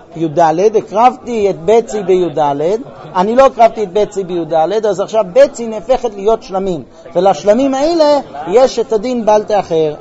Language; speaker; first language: Hebrew; early bilingual, heritage; Hebrew